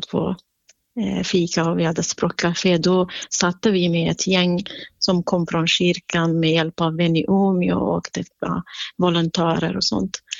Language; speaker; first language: Swedish; non-native, fluent; Central Kurdish